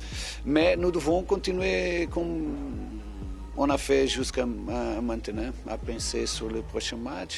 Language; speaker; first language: French; non-native, fluent; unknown